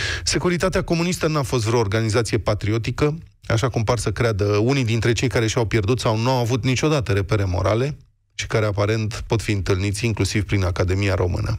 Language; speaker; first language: Romanian; native; Romanian